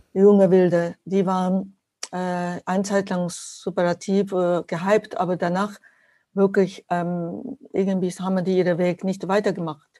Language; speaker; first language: German; non-native, fluent; Japanese